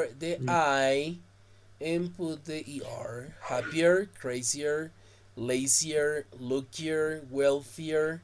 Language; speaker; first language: English; non-native, fluent; Spanish